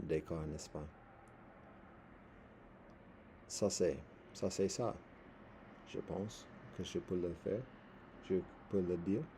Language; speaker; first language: French; non-native, learner; English